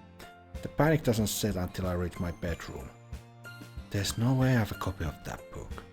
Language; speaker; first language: English; non-native, fluent; Finnish